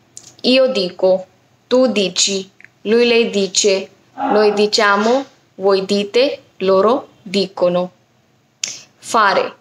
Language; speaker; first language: Italian; non-native, fluent; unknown